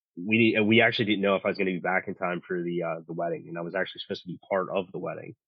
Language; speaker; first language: English; native; English